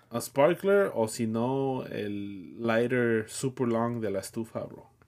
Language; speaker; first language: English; early bilingual, other home language; Spanish